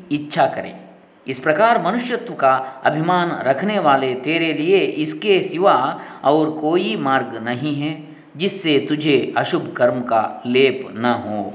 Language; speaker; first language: Hindi; non-native, local second language; Kannada